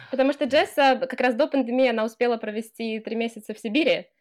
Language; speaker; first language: Russian; non-native, fluent; English